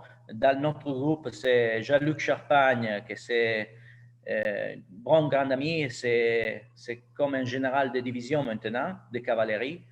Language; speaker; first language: French; non-native, learner; Italian